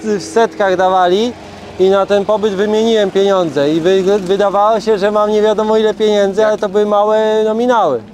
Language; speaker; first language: Polish; native; Polish